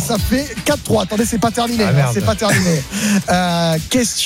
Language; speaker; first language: French; native; French